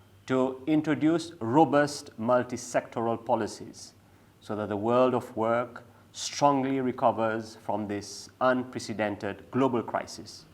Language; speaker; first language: English; non-native, local second language; Seselwa Creole French